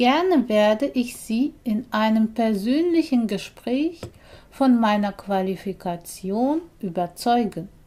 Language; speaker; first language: German; non-native, fluent; Persian